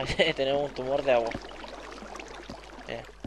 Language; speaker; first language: Spanish; native; Spanish